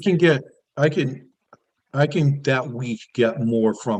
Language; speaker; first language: English; native; English